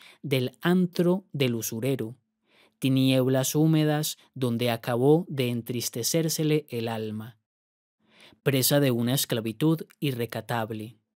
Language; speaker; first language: Spanish; native; Spanish